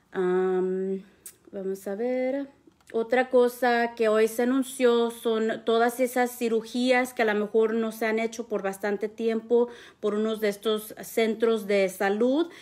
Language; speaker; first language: Spanish; early bilingual, heritage; Spanish